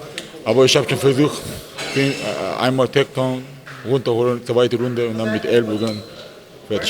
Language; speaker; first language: German; non-native, learner; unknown